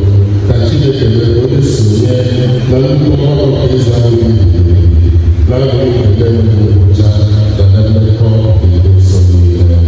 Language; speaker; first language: Igbo; native; Igbo